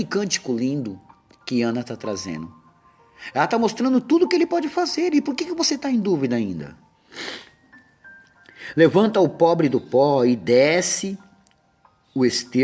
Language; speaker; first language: Portuguese; native; Portuguese